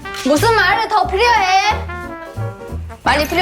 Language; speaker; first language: Korean; non-native, fluent; Chinese